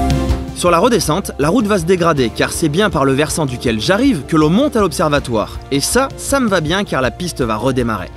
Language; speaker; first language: French; native; French